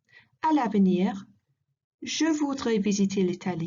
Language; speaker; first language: French; non-native, learner; English